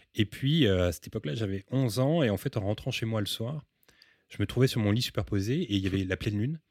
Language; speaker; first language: French; early bilingual, other home language; Spanish